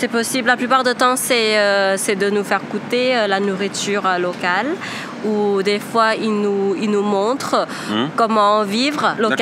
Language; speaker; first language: French; non-native, fluent; Thai